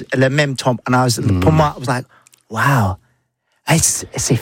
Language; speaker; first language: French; non-native, learner; English